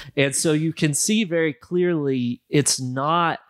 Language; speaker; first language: English; native; English